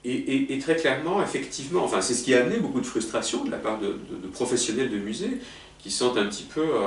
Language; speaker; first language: French; native; French